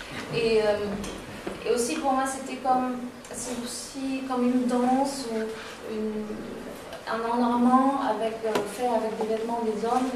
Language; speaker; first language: French; non-native, fluent; German